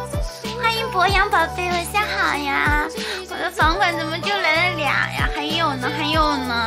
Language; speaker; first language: Chinese; native; Chinese